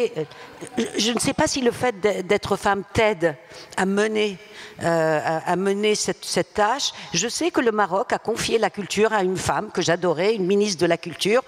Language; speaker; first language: French; non-native, local second language; Arabic